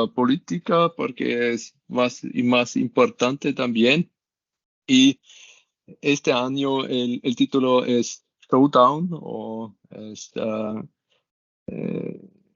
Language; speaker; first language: Spanish; non-native, learner; German